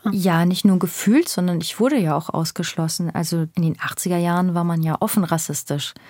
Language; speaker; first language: German; early bilingual, other home language; Persian